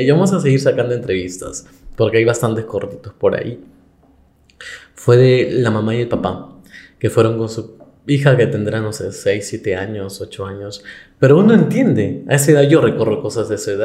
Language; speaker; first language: Spanish; native; Spanish